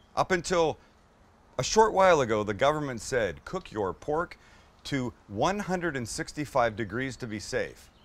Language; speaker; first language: English; native; English